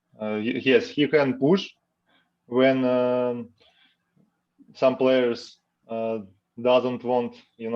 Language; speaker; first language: English; non-native, learner; Russian